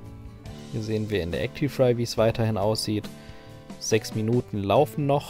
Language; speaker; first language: German; native; German